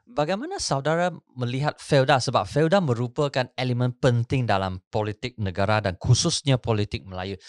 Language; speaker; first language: Malay; non-native, local second language; Chinese